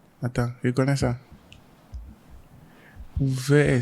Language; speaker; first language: French; non-native, learner; English